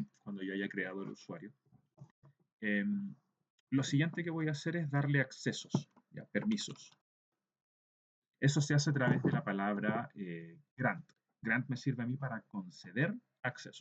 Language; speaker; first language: Spanish; native; Spanish